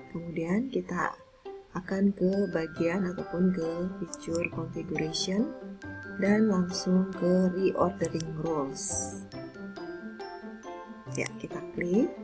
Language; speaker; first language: Indonesian; native; Indonesian